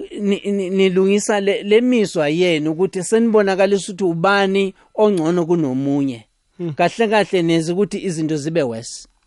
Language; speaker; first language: Zulu; non-native, local second language; Venda